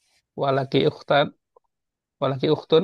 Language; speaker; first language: Arabic; non-native, fluent; Indonesian